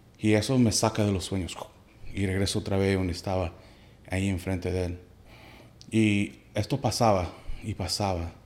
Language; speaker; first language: Spanish; early bilingual, heritage; Spanish